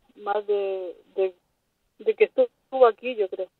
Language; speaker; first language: Spanish; native; Spanish